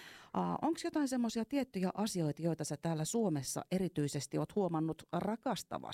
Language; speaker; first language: Finnish; native; Finnish